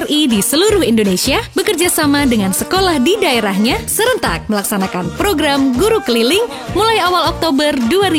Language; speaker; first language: Indonesian; native; Indonesian